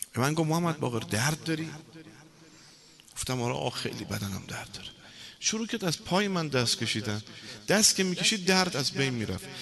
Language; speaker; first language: Persian; non-native, local second language; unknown